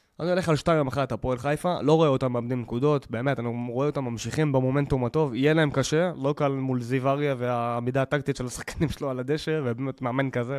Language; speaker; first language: Hebrew; native; Hebrew